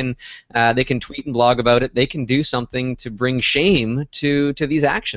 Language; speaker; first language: English; native; English